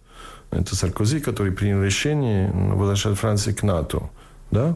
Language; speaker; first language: Russian; non-native, fluent; English